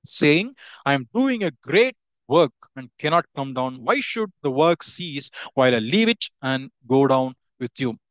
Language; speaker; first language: English; non-native, local second language; Tamil